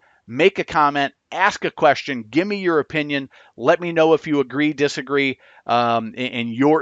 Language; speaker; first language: English; native; English